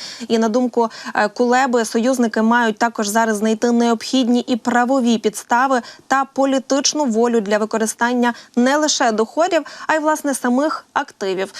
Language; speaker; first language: Ukrainian; native; Ukrainian